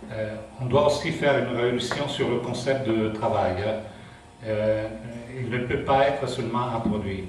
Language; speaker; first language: French; non-native, fluent; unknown